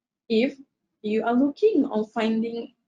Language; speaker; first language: English; non-native, local second language; Malay